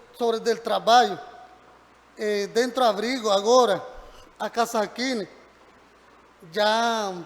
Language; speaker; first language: Portuguese; non-native, learner; Spanish